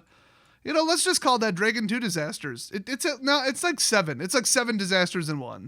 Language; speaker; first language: English; native; English